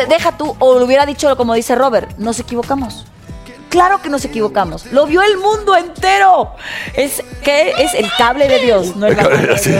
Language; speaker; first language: Spanish; native; Spanish